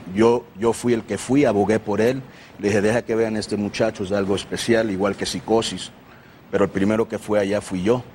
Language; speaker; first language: Spanish; early bilingual, heritage; Spanish